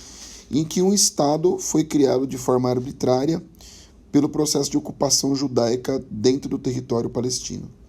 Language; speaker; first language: Portuguese; native; Portuguese